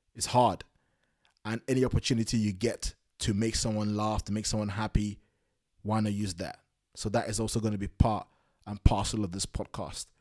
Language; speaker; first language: English; non-native, local second language; Yoruba